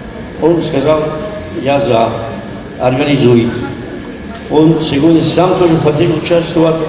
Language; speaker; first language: Russian; non-native, local second language; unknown